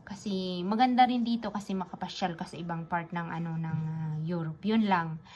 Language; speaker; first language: Filipino; non-native, local second language; Iloko